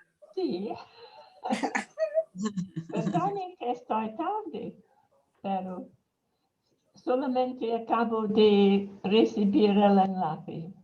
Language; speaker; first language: Spanish; non-native, fluent; English